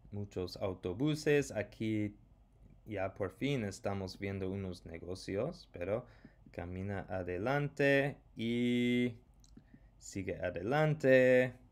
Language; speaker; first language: Spanish; non-native, fluent; English